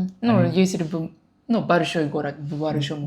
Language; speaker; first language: Russian; non-native, learner; Japanese